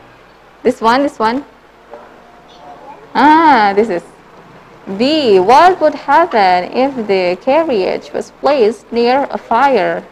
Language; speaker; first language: English; non-native, learner; Indonesian